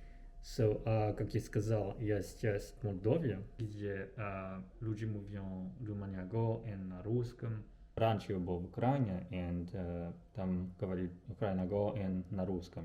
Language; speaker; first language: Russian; non-native, fluent; Japanese